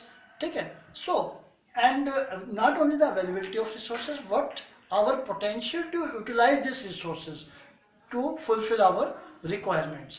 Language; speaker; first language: English; non-native, local second language; Hindi